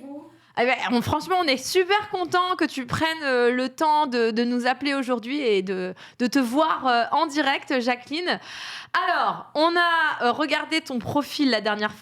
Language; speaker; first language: French; native; French